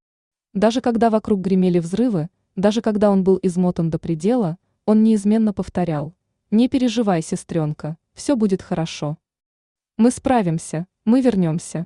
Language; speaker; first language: Russian; native; Russian